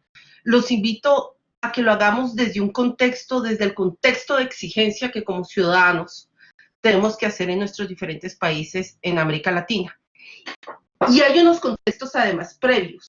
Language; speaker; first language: Spanish; native; Spanish